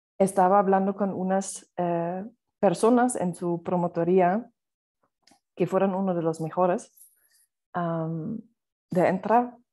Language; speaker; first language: Spanish; non-native, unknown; German